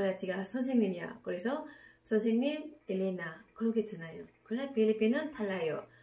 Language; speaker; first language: Korean; non-native, learner; Filipino